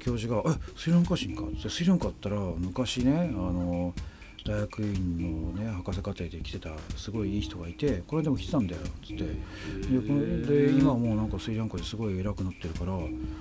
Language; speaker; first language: Japanese; native; Japanese